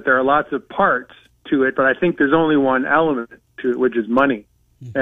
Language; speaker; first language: English; native; English